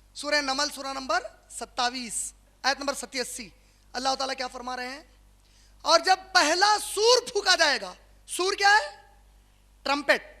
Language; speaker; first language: Hindi; non-native, local second language; Urdu